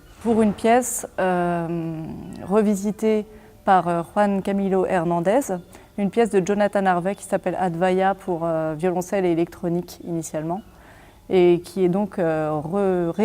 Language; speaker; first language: French; native; French